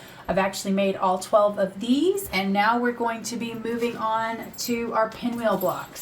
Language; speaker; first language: English; native; English